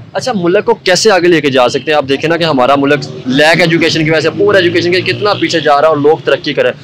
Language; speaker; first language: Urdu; non-native, local second language; Punjabi